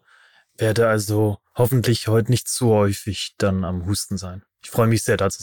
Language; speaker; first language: German; native; German